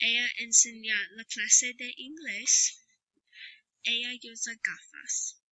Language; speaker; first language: Spanish; non-native, learner; English